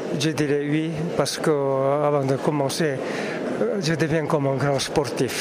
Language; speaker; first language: French; non-native, fluent; Korean